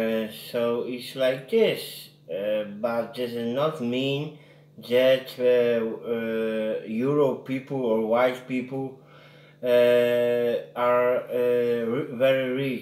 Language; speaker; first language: English; non-native, learner; Polish